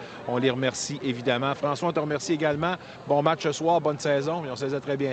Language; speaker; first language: French; native; French